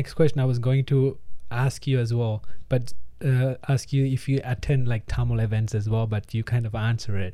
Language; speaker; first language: English; non-native, local second language; Tamil